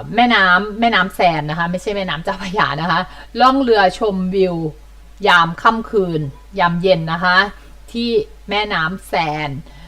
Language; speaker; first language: Thai; native; Thai